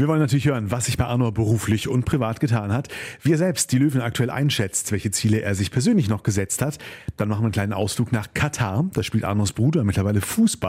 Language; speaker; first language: German; native; German